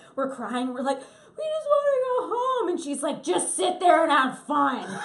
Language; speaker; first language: English; native; English